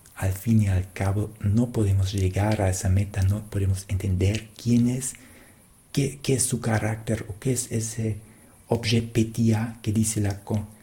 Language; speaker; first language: Spanish; non-native, fluent; German